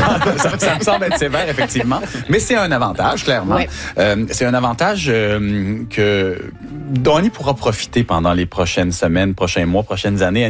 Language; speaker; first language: French; native; French